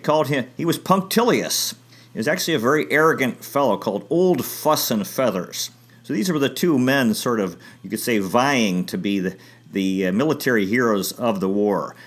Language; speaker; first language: English; native; English